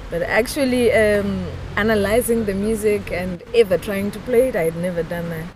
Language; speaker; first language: English; non-native, local second language; Shona